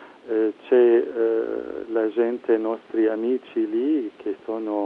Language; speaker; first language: Italian; non-native, fluent; Arabic